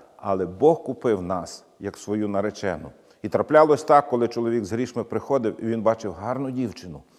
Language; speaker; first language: Ukrainian; native; Ukrainian